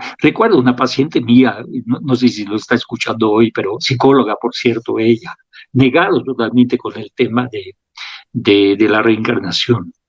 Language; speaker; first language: Spanish; non-native, fluent; French